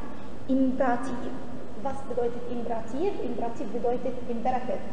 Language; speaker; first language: German; non-native, fluent; Arabic